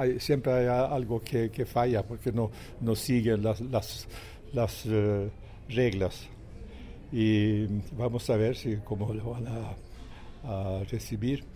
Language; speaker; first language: Spanish; non-native, fluent; Swedish